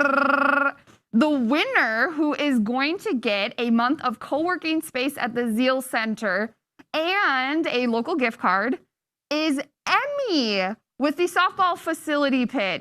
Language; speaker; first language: English; native; English